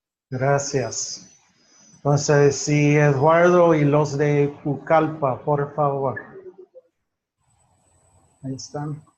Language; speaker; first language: Spanish; non-native, fluent; English